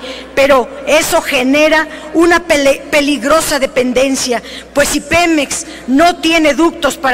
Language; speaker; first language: Spanish; native; Spanish